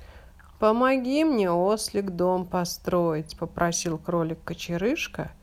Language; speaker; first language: Russian; native; Russian